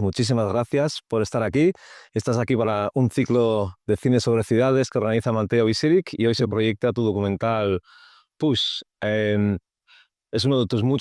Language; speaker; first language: Spanish; native; Spanish